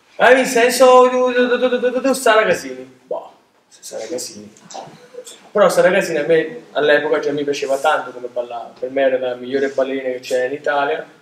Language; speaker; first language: Italian; native; Italian